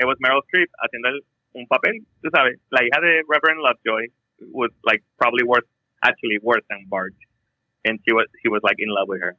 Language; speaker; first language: English; non-native, local second language; Spanish